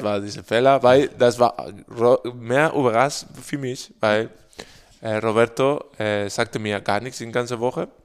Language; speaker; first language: German; non-native, learner; Spanish